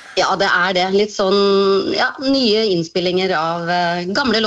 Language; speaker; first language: Norwegian; native; Norwegian